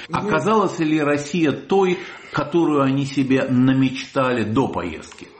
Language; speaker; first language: Russian; native; Russian